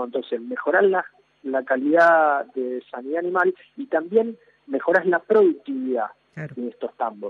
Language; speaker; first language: Spanish; native; Spanish